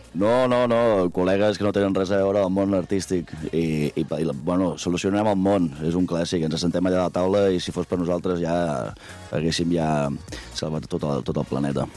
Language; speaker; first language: Catalan; native; Catalan